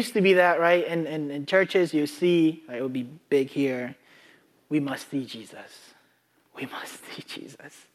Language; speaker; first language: English; non-native, local second language; Akan